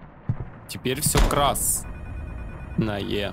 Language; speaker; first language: Russian; native; Russian